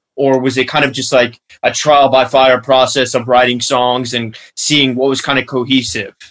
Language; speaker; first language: English; native; English